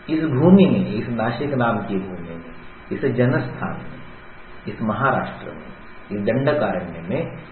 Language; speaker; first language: Hindi; non-native, local second language; Marathi